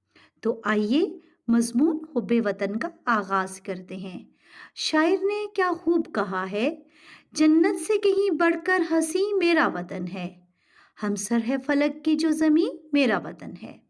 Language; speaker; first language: Urdu; native; Urdu